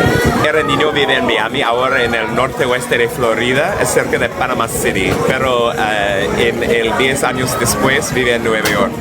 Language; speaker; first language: Spanish; non-native, learner; English